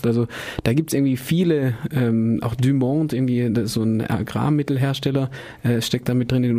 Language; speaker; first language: German; native; German